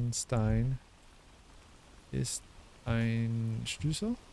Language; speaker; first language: German; non-native, learner; English